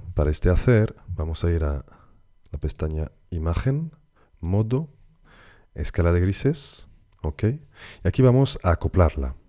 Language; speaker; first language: Spanish; native; Spanish